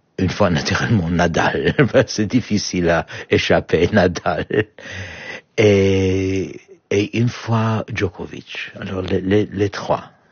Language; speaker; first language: French; non-native, fluent; English